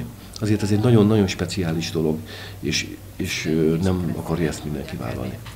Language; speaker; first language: Hungarian; native; Hungarian